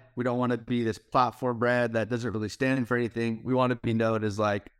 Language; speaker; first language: English; native; English